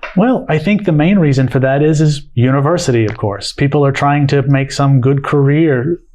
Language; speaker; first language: English; native; English